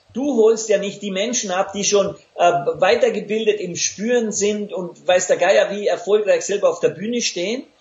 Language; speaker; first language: German; native; German